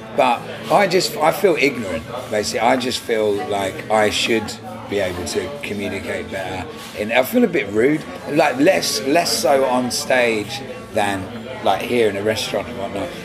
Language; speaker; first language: English; native; English